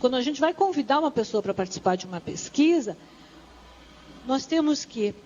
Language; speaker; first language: Portuguese; native; Portuguese